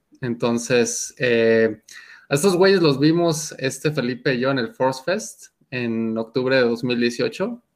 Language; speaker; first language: Spanish; native; Spanish